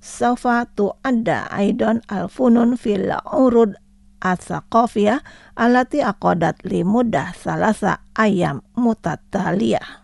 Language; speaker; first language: Arabic; non-native, fluent; Indonesian